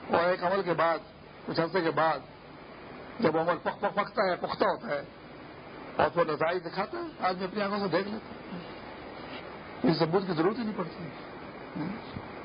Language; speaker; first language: Urdu; non-native, local second language; Pashto